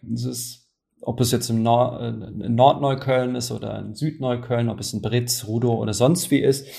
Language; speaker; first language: German; early bilingual, other home language; Turkish